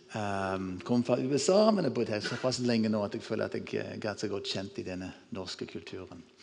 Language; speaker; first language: Norwegian; non-native, fluent; English